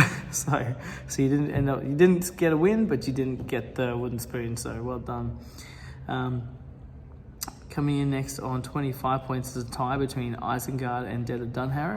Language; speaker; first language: English; native; English